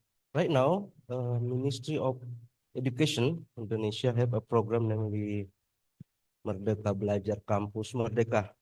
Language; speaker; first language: English; non-native, fluent; Indonesian